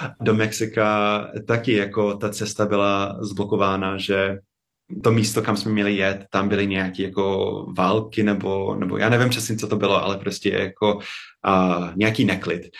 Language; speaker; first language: Czech; non-native, fluent; English